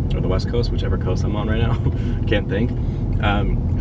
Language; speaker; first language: English; native; English